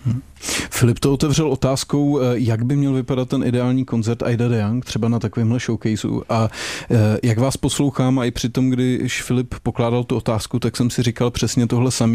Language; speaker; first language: Czech; native; Czech